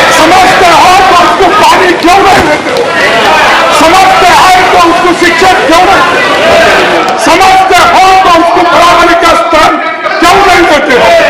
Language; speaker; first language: Hindi; non-native, local second language; Kannada